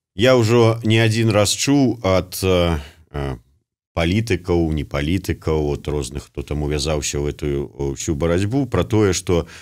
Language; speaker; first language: Belarusian; non-native, local second language; Russian